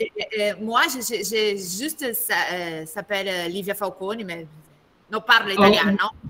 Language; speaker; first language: French; non-native, learner; Portuguese